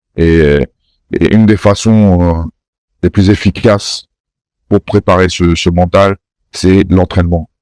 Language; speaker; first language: French; native; French